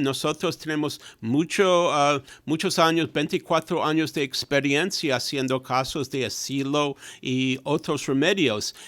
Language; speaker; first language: Spanish; non-native, fluent; English